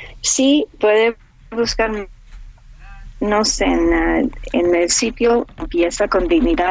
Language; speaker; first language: Spanish; non-native, fluent; English